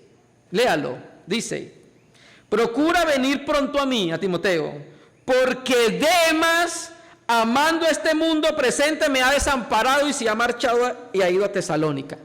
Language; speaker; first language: Spanish; native; Spanish